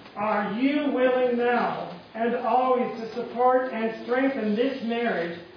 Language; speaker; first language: English; native; English